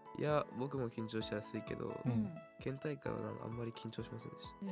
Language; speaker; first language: Japanese; native; Japanese